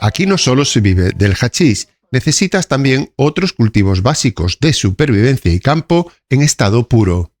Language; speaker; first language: Spanish; native; Spanish